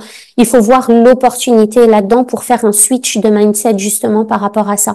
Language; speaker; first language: French; native; French